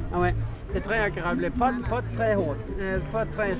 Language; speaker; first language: French; non-native, learner; English